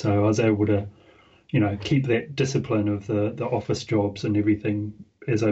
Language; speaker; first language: English; native; English